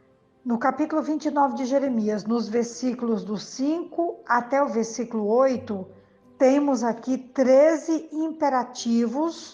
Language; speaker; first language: Portuguese; native; Portuguese